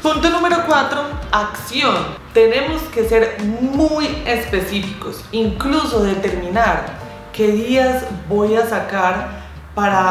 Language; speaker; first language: Spanish; native; Spanish